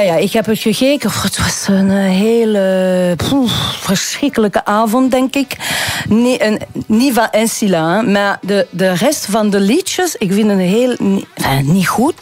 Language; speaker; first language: Dutch; non-native, local second language; French